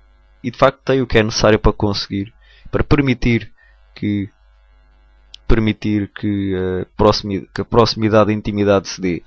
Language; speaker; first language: Portuguese; native; Portuguese